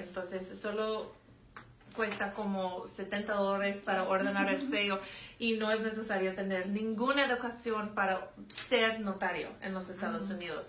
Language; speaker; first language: Spanish; non-native, fluent; English